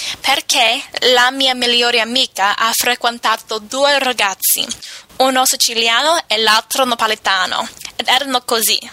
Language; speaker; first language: Italian; non-native, fluent; English